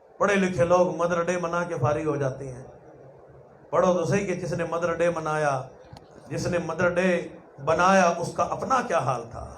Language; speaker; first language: Urdu; non-native, local second language; Saraiki